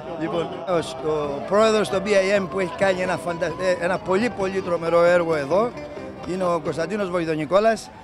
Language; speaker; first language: Greek; native; Greek